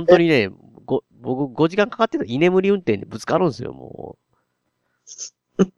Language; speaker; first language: Japanese; native; Japanese